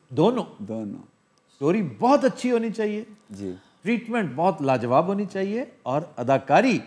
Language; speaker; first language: Urdu; non-native, local second language; Punjabi